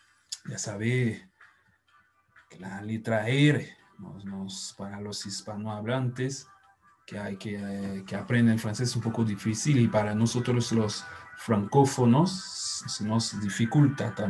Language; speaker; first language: Spanish; non-native, fluent; French